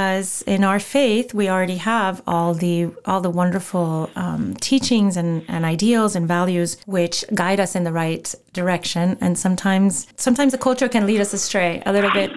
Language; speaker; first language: English; non-native, fluent; Spanish